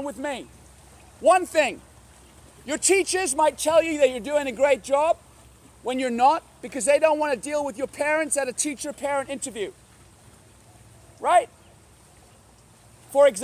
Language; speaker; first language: English; native; English